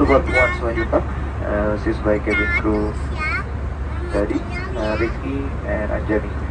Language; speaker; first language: English; non-native, fluent; Indonesian